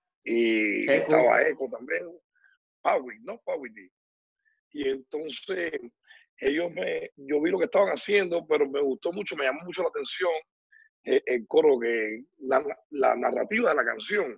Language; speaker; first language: Spanish; native; Spanish